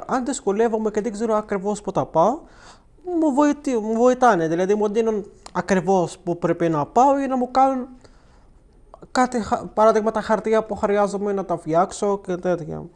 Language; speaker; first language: Greek; non-native, learner; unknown